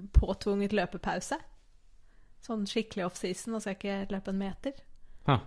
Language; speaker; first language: Norwegian; early bilingual, other home language; English